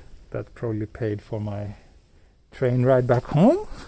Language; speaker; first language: English; non-native, fluent; Swedish